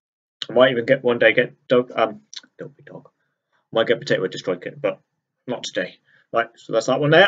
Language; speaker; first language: English; native; English